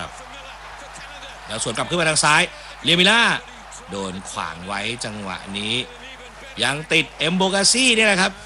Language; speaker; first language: Thai; native; Thai